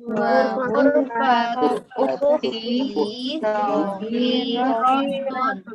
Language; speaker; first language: Arabic; non-native, learner; Indonesian